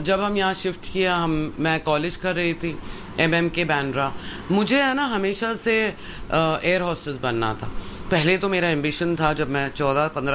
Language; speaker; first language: Hindi; non-native, local second language; Sindhi